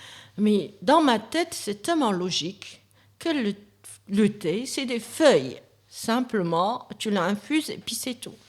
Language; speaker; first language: French; non-native, fluent; Chinese